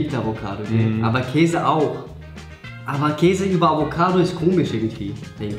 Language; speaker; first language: German; native; German